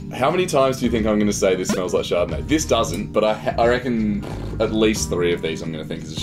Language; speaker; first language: English; native; English